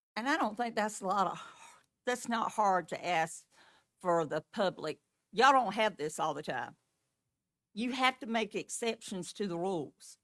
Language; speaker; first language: English; native; English